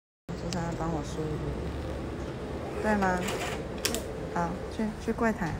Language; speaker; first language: Chinese; native; Chinese